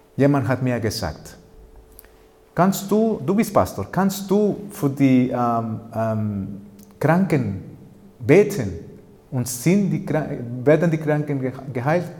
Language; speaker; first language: German; non-native, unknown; Spanish